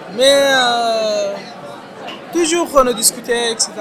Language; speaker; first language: French; non-native, learner; Arabic